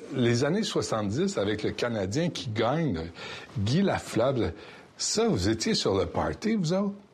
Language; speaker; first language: French; native; French